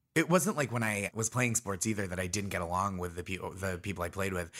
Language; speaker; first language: English; native; English